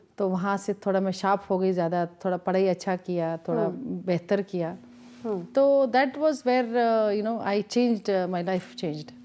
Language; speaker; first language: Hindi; non-native, local second language; Kashmiri